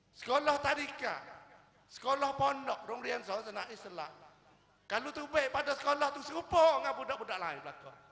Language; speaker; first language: Malay; native; Malay